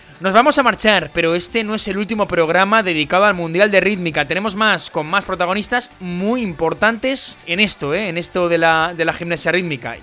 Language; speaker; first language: Spanish; native; Spanish